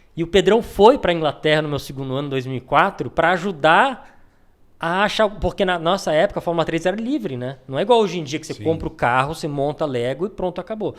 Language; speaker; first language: Portuguese; early bilingual, other home language; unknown